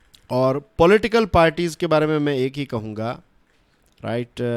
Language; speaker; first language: Hindi; native; Hindi